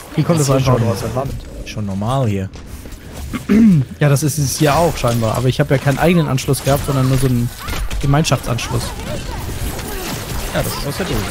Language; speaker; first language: German; native; German